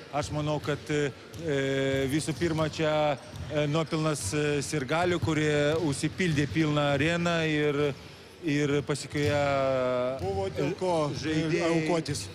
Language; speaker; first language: Lithuanian; non-native, local second language; Polish